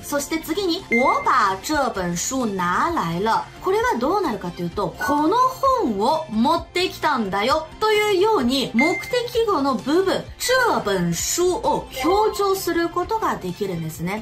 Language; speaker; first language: Japanese; non-native, fluent; Chinese